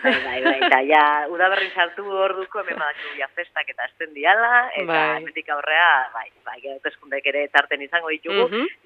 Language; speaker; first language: Basque; native; Basque